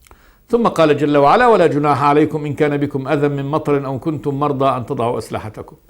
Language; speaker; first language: Arabic; native; Arabic